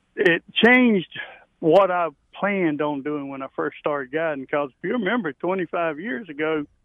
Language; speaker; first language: English; native; English